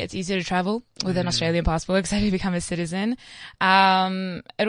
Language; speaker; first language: English; native; English